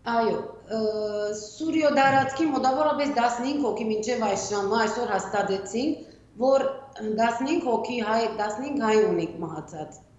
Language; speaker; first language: Armenian; early bilingual, heritage; Armenian